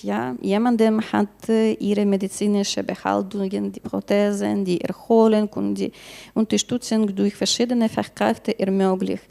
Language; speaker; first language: German; non-native, learner; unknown